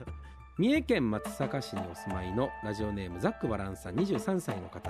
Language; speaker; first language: Japanese; native; Japanese